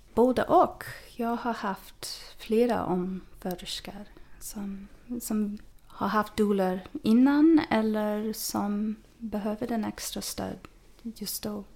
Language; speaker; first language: Swedish; non-native, fluent; English